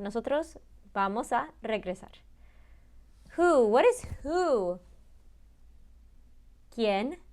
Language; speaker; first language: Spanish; early bilingual, heritage; Spanish